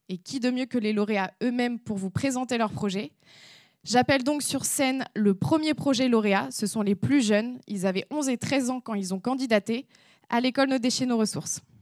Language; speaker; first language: French; native; French